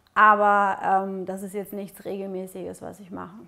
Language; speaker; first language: German; early bilingual, other home language; Russian